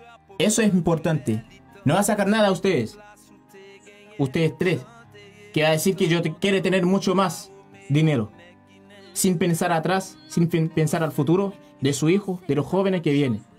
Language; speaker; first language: Spanish; non-native, learner; Haitian Creole